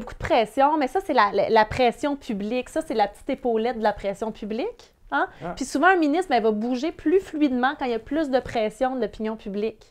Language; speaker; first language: French; native; French